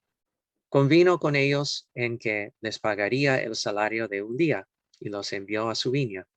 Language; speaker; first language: Spanish; non-native, fluent; English